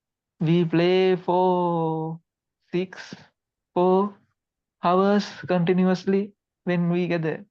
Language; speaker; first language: English; non-native, learner; Sinhala